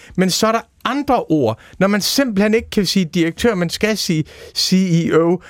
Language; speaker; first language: Danish; native; Danish